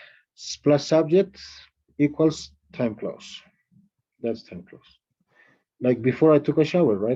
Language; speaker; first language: English; non-native, fluent; Spanish